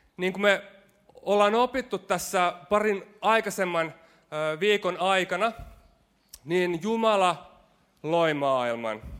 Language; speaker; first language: Finnish; native; Finnish